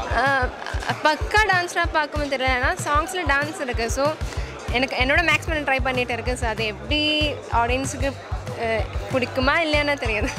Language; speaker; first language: Tamil; non-native, local second language; Malayalam